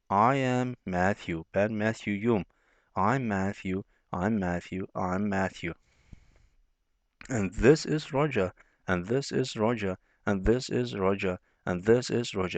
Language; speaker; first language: English; non-native, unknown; Turkish